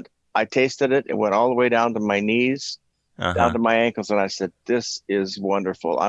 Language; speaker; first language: English; native; English